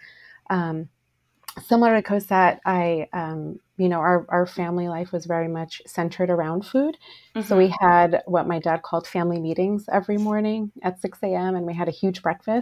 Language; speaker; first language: English; native; English